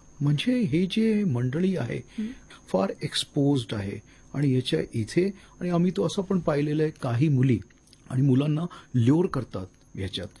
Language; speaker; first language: Marathi; non-native, local second language; Hindi